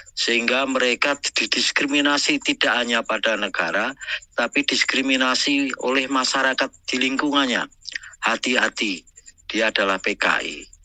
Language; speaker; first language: Indonesian; native; Indonesian